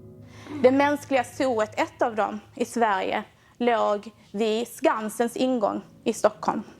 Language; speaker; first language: Swedish; native; Swedish